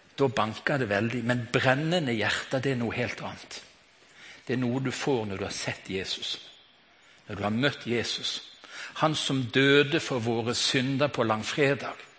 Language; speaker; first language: Norwegian; native; Norwegian